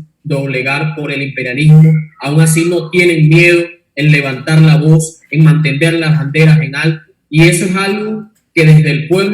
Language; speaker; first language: Spanish; native; Spanish